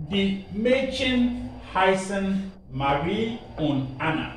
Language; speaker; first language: German; non-native, learner; Akan